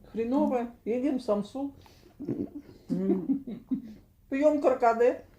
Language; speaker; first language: Russian; native; Russian